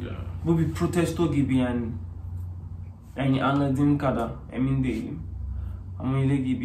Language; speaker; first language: Turkish; non-native, learner; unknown